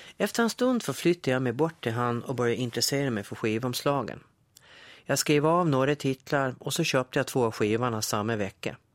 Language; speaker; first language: Swedish; native; Swedish